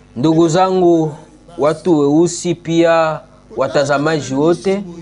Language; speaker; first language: Swahili; non-native, local second language; Lingala